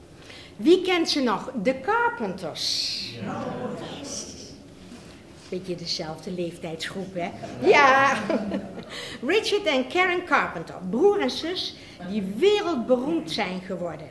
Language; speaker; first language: Dutch; native; Dutch